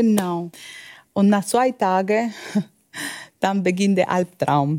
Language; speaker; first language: German; non-native, fluent; Spanish